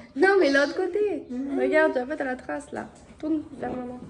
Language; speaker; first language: French; native; French